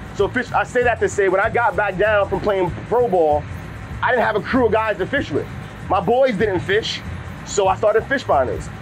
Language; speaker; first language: English; native; English